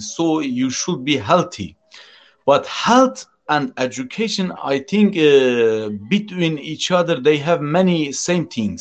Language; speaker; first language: English; non-native, fluent; Turkish